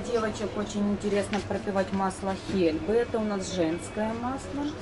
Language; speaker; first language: Russian; native; Russian